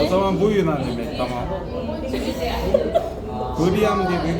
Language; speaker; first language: Turkish; non-native, learner; Korean